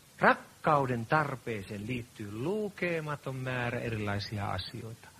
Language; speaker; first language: Finnish; native; Finnish